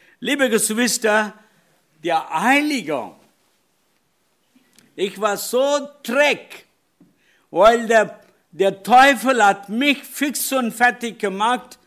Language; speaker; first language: German; non-native, learner; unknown